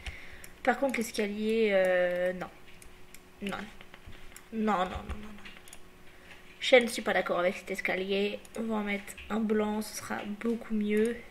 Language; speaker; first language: French; native; French